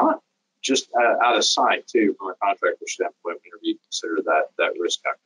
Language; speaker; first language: English; native; English